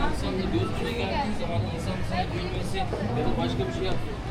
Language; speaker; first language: Turkish; native; Turkish